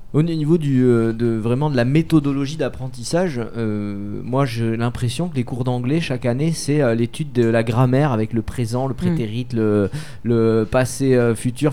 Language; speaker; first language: French; native; French